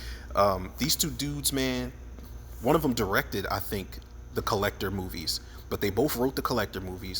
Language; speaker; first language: English; native; English